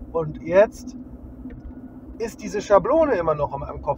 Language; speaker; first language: German; native; German